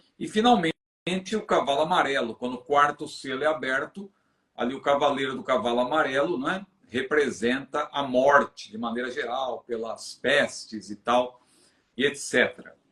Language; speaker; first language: Portuguese; native; Portuguese